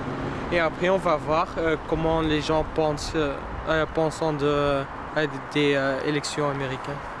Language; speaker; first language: French; non-native, learner; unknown